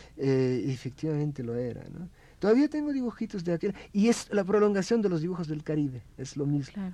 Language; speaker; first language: Spanish; non-native, fluent; Russian